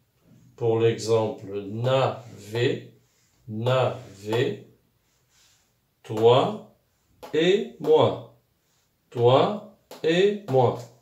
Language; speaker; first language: French; non-native, local second language; Arabic